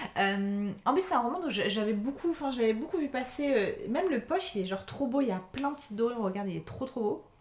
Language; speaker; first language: French; native; French